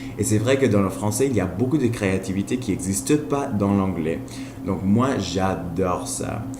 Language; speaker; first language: French; non-native, fluent; Spanish